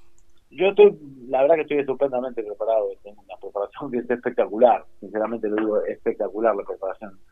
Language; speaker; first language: Spanish; native; Spanish